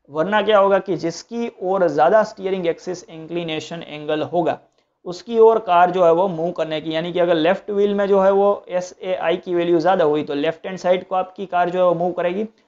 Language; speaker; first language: Hindi; non-native, local second language; Gujarati